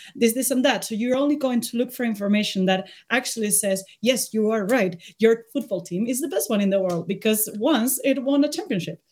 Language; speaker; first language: English; non-native, fluent; Spanish